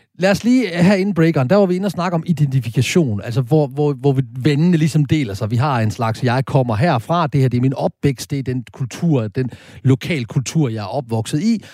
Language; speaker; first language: Danish; native; Danish